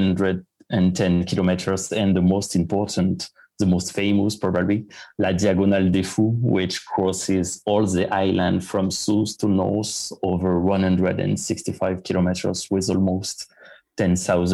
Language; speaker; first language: English; non-native, fluent; French